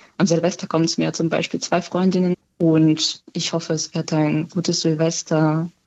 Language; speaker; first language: German; non-native, fluent; Ukrainian